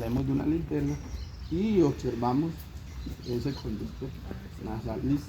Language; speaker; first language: Spanish; native; Spanish